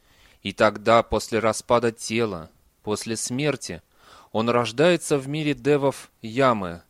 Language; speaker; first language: Russian; native; Russian